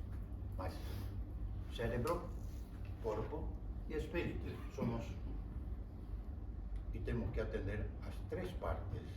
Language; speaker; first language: Portuguese; non-native, fluent; Spanish